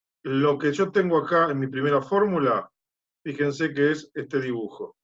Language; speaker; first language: Spanish; native; Spanish